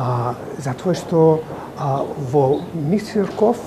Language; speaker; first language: Macedonian; non-native, fluent; English